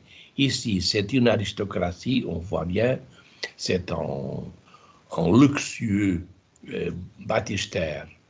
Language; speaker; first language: French; non-native, fluent; Portuguese